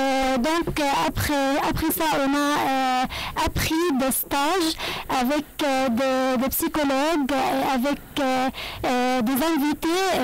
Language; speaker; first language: French; non-native, learner; Arabic